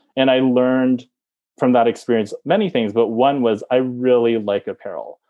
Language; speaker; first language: English; native; English